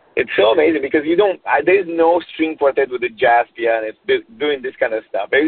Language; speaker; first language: English; non-native, fluent; Romanian